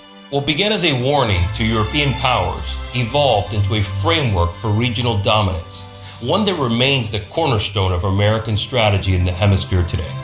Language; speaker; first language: English; native; English